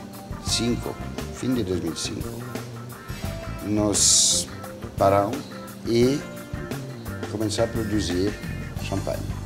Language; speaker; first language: Portuguese; non-native, fluent; French